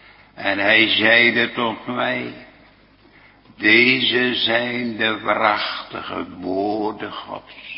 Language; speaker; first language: Dutch; native; Dutch